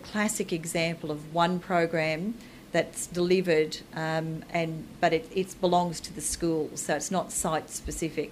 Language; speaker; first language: English; native; English